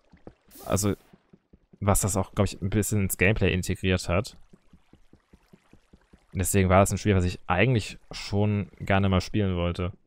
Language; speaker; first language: German; native; German